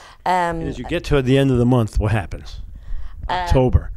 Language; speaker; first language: English; native; English